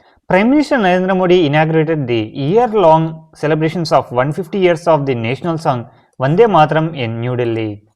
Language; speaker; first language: English; non-native, local second language; Telugu